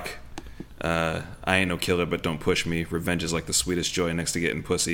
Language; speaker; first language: English; native; English